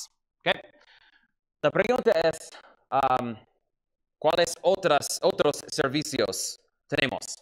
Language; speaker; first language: Spanish; non-native, learner; English